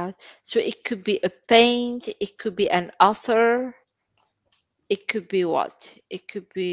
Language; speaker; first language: English; non-native, fluent; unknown